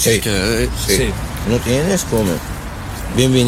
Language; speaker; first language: Spanish; non-native, learner; Arabic